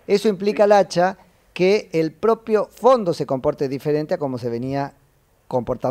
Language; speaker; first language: Spanish; native; Spanish